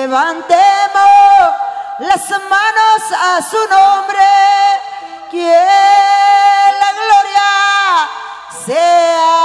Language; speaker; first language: Spanish; non-native, local second language; Kaqchikel